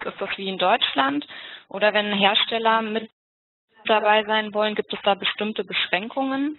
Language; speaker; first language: German; native; German